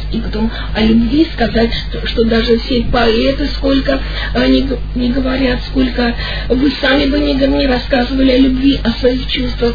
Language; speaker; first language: Russian; native; Russian